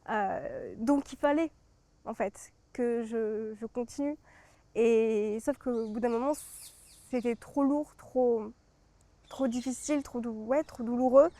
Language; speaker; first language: French; native; French